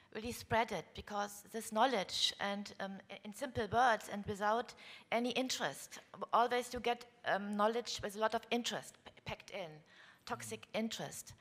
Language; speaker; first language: English; non-native, fluent; German